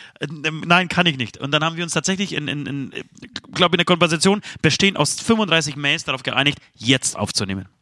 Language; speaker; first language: German; early bilingual, other home language; Polish